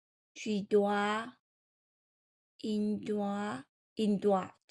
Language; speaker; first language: French; non-native, learner; Vietnamese